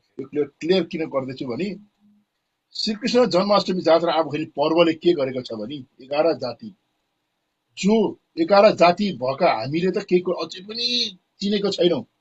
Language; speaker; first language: Nepali; native; Nepali